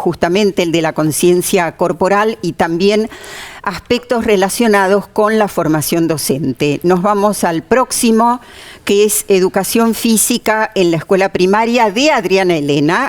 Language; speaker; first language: Spanish; native; Spanish